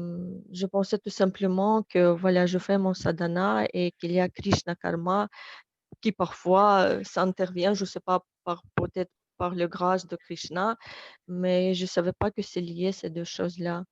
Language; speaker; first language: French; non-native, fluent; Russian